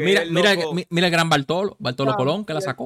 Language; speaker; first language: Spanish; native; Spanish